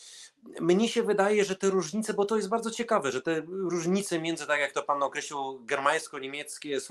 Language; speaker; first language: Polish; early bilingual, heritage; Polish